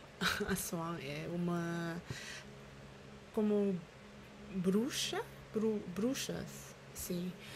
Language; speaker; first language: Portuguese; non-native, learner; Filipino